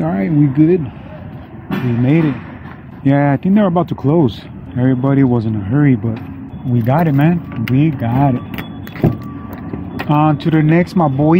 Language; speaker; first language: English; early bilingual, other home language; Spanish